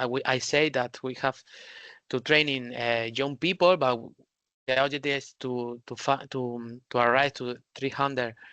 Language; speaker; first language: English; non-native, learner; Spanish